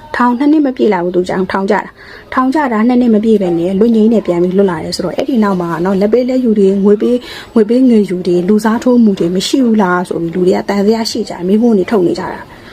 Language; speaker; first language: Burmese; native; Burmese